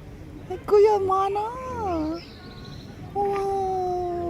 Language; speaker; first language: Korean; non-native, learner; Filipino